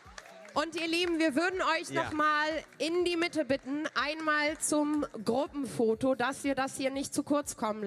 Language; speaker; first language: German; native; German